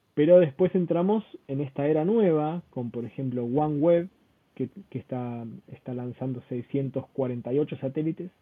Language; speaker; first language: Spanish; native; Spanish